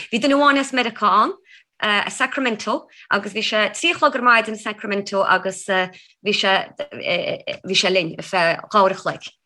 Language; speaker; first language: Irish; native; Irish